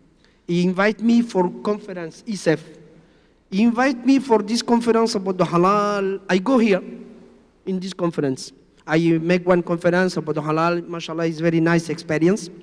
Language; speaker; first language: English; non-native, learner; Spanish